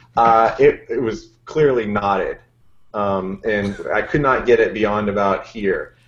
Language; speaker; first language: English; native; English